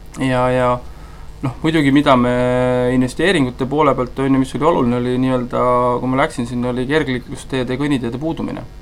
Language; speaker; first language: Estonian; native; Estonian